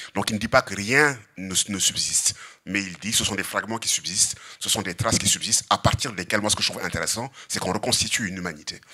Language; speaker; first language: French; non-native, local second language; Serer